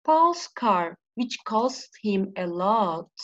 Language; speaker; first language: English; non-native, fluent; Turkish